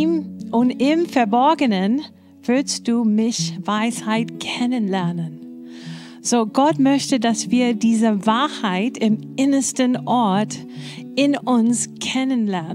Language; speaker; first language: German; non-native, fluent; English